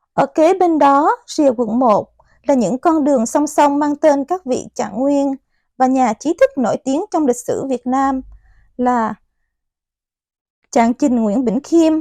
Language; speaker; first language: Vietnamese; native; Vietnamese